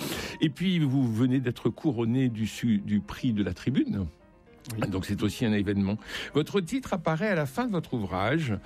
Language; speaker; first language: French; native; French